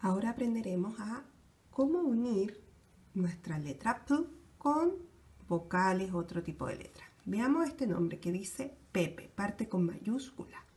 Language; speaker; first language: Spanish; native; Spanish